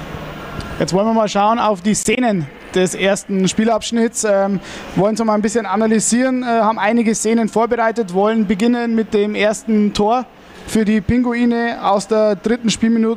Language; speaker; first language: German; native; German